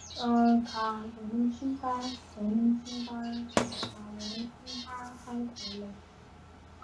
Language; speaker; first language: Korean; non-native, learner; Chinese